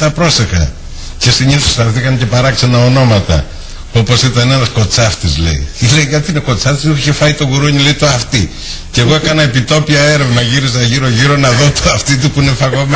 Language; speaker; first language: Greek; native; Greek